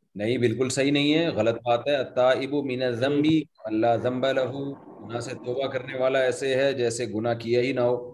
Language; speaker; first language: Urdu; native; Urdu